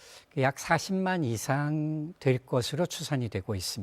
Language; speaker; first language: Korean; native; Korean